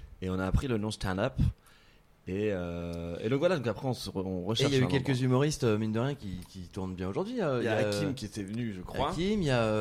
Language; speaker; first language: French; native; French